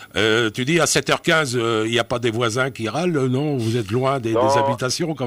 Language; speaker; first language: French; native; French